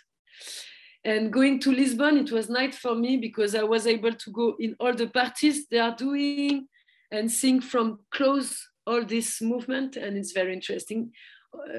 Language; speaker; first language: English; non-native, fluent; French